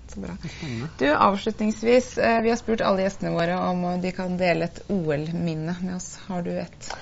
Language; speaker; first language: Norwegian; native; Norwegian